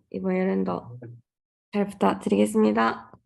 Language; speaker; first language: Korean; non-native, fluent; Japanese